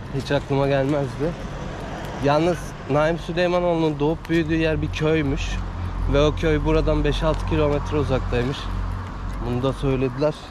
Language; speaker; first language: Turkish; native; Turkish